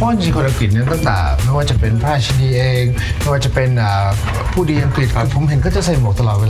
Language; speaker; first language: Thai; native; Thai